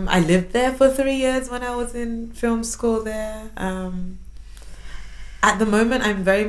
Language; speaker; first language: English; native; English